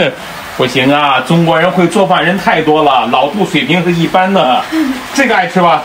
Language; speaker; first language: Chinese; native; Chinese